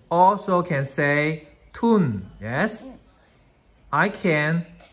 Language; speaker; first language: English; non-native, fluent; Chinese